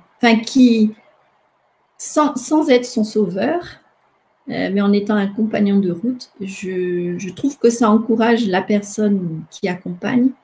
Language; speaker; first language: French; non-native, local second language; Malagasy